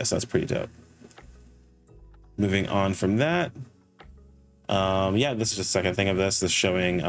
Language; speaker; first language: English; native; English